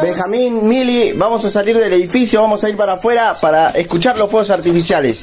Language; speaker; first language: Spanish; native; Spanish